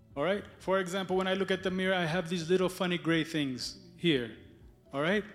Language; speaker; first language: English; early bilingual, other home language; Amharic